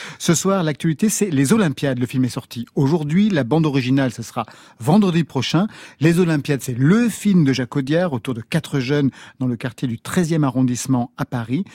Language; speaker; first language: French; native; French